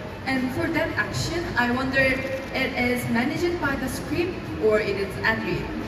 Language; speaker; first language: English; non-native, fluent; Korean